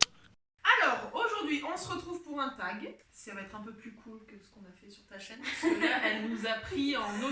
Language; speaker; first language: French; native; French